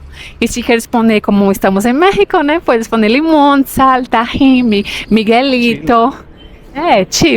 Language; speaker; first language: Spanish; non-native, fluent; Portuguese